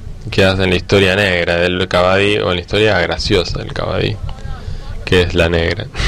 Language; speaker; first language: Spanish; native; Spanish